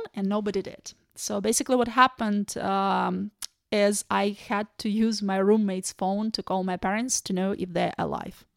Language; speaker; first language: English; non-native, fluent; Ukrainian